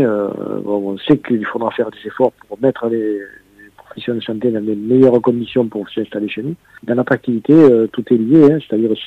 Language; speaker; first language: French; native; French